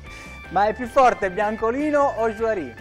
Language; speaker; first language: Italian; native; Italian